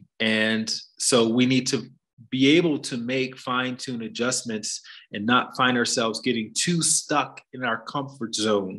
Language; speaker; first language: English; native; English